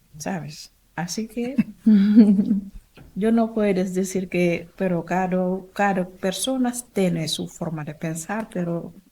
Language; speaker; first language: Spanish; non-native, learner; Wolof